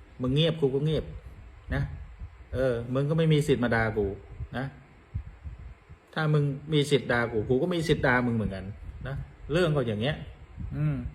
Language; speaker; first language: Thai; non-native, fluent; Khmer